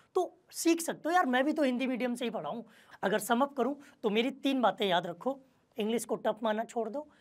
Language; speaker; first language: Hindi; native; Hindi